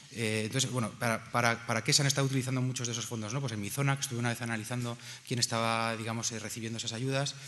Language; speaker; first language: Spanish; native; Spanish